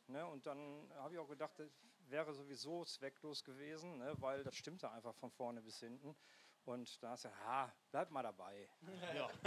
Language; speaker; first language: German; native; German